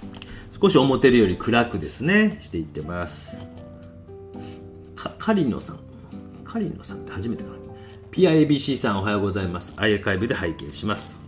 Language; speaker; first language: Japanese; native; Japanese